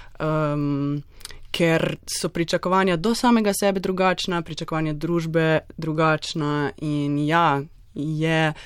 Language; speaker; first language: Slovenian; native; Slovenian